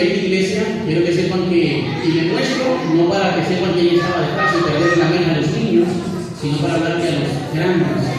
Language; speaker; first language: Spanish; native; Spanish